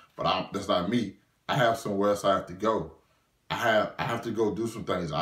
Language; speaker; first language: English; native; English